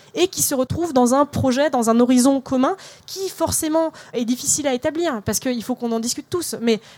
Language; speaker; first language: French; native; French